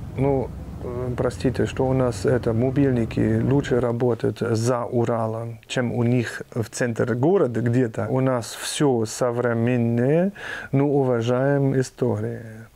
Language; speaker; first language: Russian; non-native, fluent; German